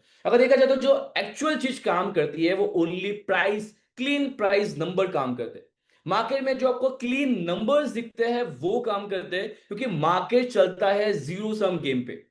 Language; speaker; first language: Hindi; native; Hindi